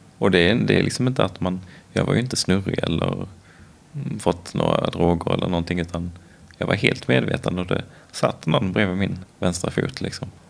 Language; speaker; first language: Swedish; native; Swedish